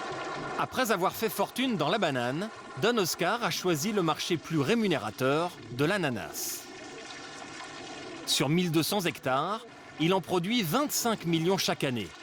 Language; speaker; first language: French; native; French